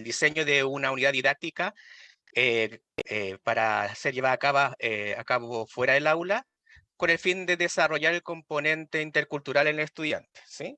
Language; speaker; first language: Spanish; native; Spanish